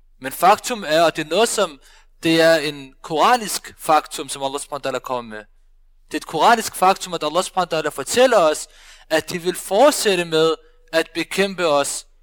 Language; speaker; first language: Danish; early bilingual, other home language; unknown